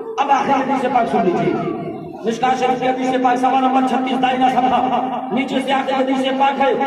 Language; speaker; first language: Urdu; native; Urdu